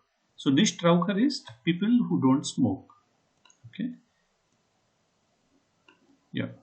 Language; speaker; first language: German; non-native, learner; Hindi